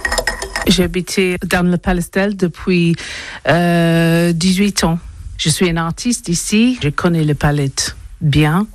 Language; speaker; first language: French; non-native, learner; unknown